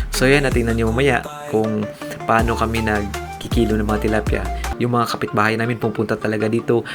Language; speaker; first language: Filipino; non-native, local second language; Hiligaynon